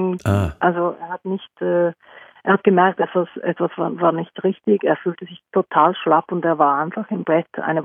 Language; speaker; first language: German; non-native, fluent; Norwegian